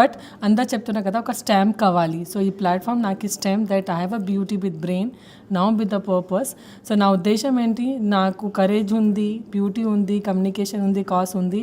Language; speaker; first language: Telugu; non-native, local second language; Hindi